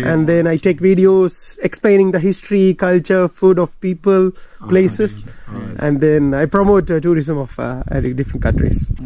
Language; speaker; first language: English; non-native, local second language; Tamil